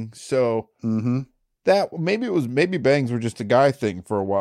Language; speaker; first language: English; native; English